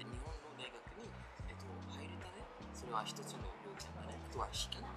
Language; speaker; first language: Japanese; non-native, learner; French